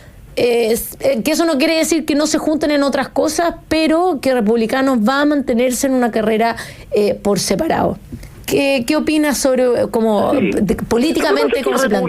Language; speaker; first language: Spanish; native; Spanish